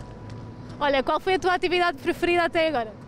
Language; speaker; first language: Portuguese; native; Portuguese